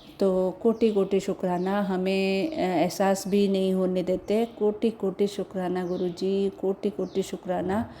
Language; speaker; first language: Hindi; non-native, local second language; Odia